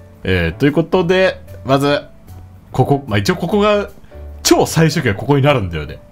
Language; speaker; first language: Japanese; native; Japanese